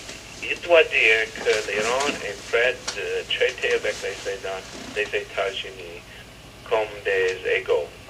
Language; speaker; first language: French; non-native, fluent; English